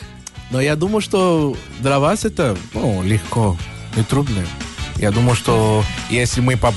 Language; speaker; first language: Russian; non-native, learner; Spanish